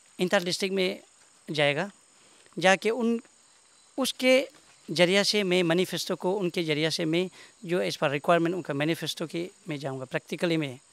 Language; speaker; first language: Hindi; non-native, local second language; Nyishi